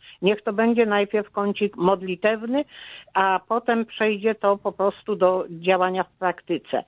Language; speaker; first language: Polish; native; Polish